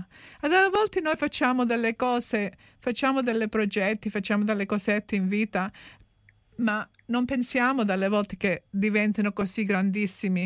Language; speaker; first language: Italian; early bilingual, heritage; Italian